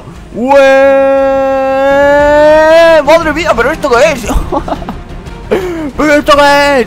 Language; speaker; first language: Spanish; native; Spanish